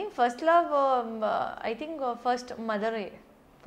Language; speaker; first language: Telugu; non-native, learner; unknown